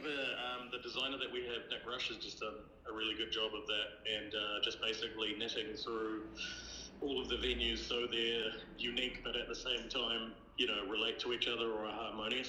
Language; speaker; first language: English; native; English